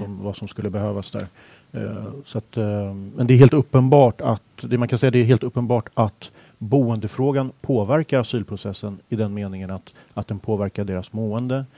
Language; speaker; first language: Swedish; native; Swedish